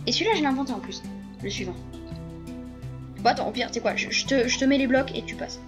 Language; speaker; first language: French; native; French